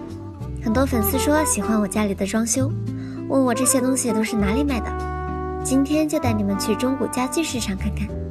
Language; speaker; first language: Chinese; native; Chinese